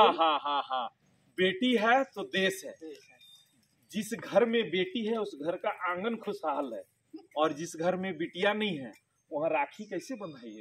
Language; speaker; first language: Hindi; native; Hindi